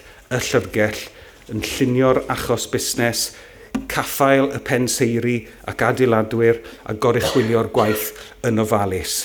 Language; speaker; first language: Welsh; native; Welsh